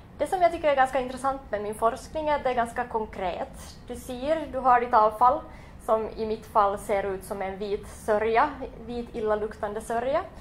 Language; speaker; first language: Swedish; native; Swedish